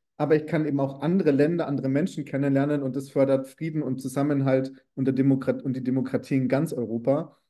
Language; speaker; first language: German; native; German